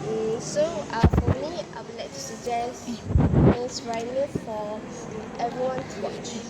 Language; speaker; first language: English; non-native, learner; Malay